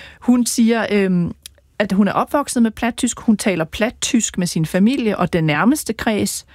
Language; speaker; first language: Danish; native; Danish